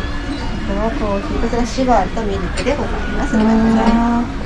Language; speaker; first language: Japanese; native; Japanese